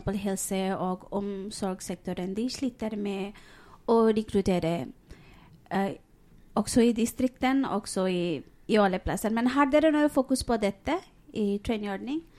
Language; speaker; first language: Norwegian; non-native, fluent; Bangla